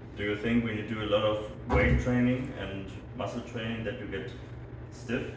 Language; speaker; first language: English; non-native, fluent; German